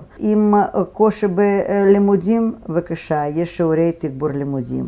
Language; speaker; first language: Hebrew; non-native, fluent; Russian